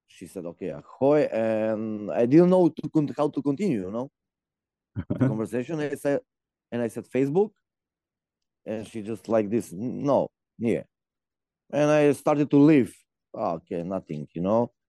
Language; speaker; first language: English; non-native, learner; Macedonian